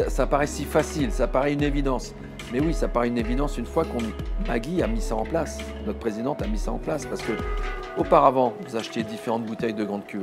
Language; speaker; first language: French; native; French